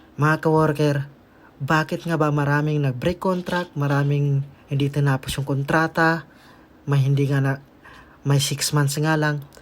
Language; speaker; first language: Filipino; native; Filipino